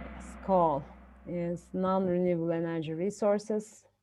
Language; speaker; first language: English; non-native, fluent; Turkish